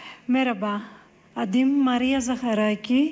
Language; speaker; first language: Turkish; non-native, fluent; Greek